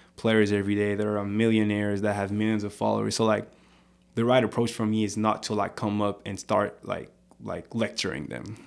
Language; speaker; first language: English; non-native, fluent; French